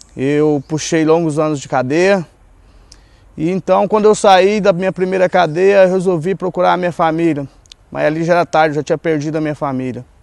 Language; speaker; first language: Portuguese; native; Portuguese